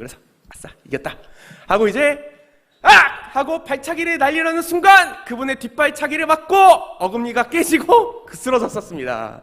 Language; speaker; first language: Korean; native; Korean